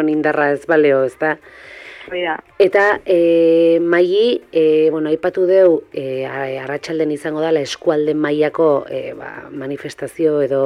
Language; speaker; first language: Basque; native; Basque